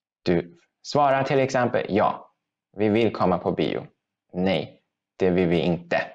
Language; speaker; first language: Swedish; non-native, fluent; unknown